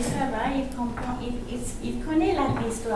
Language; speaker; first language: French; early bilingual, heritage; English